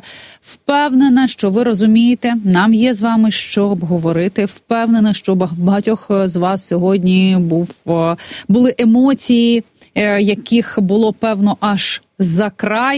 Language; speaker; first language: Ukrainian; native; Ukrainian